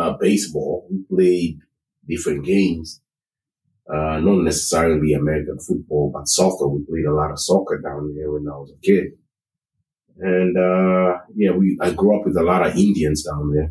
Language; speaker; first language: English; non-native, local second language; Kikuyu